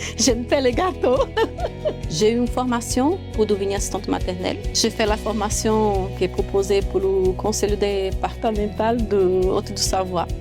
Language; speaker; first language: French; non-native, fluent; Portuguese